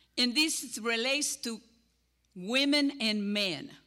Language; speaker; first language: English; non-native, fluent; Spanish